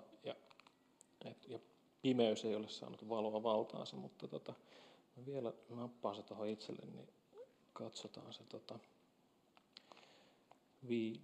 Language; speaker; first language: Finnish; native; Finnish